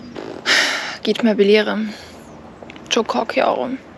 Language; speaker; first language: Turkish; non-native, learner; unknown